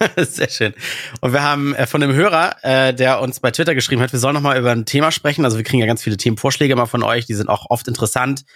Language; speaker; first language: German; early bilingual, other home language; Russian